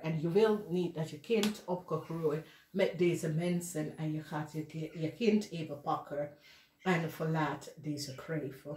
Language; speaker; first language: Dutch; non-native, learner; English